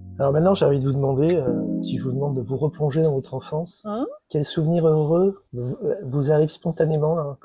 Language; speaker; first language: French; native; French